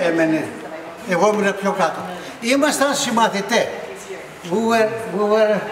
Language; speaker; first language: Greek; early bilingual, heritage; Greek